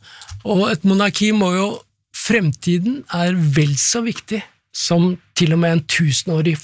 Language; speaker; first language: Norwegian; native; Norwegian